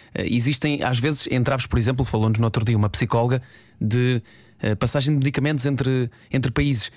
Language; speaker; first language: Portuguese; native; Portuguese